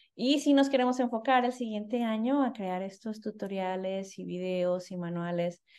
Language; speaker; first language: Spanish; native; Spanish